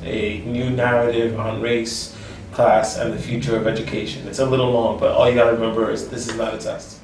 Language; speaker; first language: English; native; English